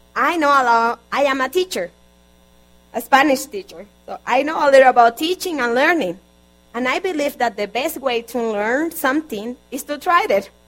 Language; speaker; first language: English; non-native, fluent; Spanish